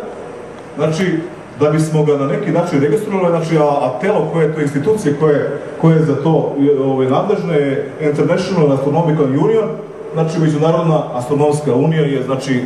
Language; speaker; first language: Serbian; native; Serbian